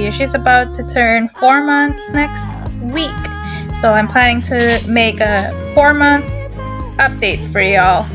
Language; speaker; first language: English; non-native, local second language; Filipino